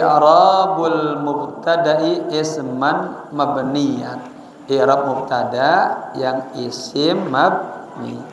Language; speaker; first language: Arabic; non-native, fluent; Indonesian